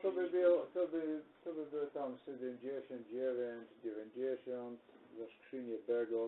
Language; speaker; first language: Polish; non-native, learner; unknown